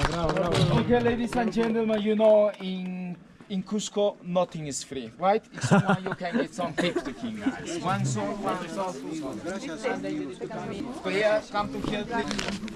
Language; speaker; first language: English; non-native, learner; Spanish